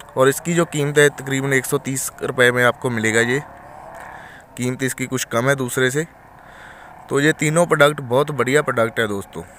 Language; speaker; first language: Hindi; native; Hindi